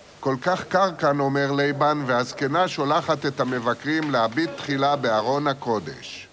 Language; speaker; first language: Hebrew; native; Hebrew